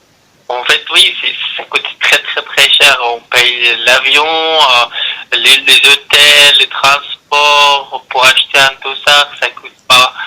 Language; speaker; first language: French; non-native, learner; Arabic